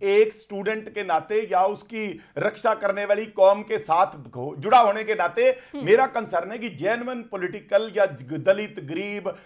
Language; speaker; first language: Hindi; native; Hindi